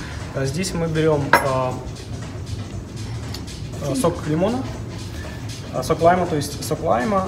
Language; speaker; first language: Russian; native; Russian